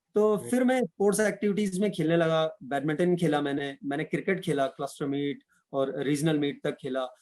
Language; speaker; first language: Hindi; non-native, local second language; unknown